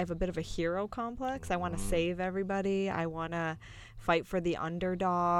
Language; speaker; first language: English; native; English